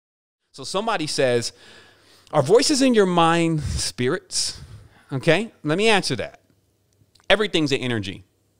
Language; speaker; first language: English; native; English